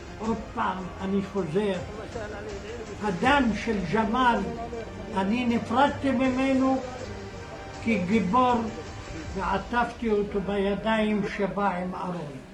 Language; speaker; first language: Hebrew; non-native, local second language; Arabic